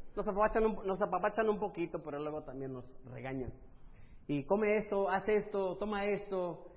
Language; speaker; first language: Spanish; early bilingual, other home language; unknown